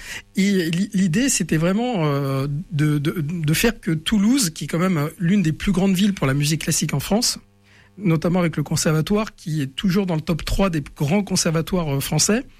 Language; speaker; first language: French; native; French